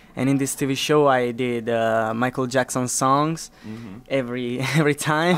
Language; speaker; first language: English; non-native, learner; Italian